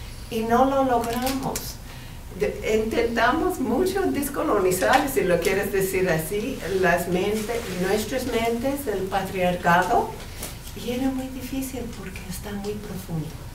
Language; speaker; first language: Spanish; non-native, fluent; English